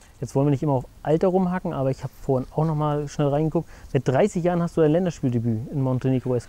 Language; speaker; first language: German; native; German